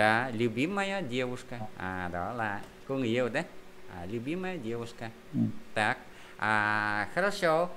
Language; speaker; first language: Russian; non-native, fluent; Vietnamese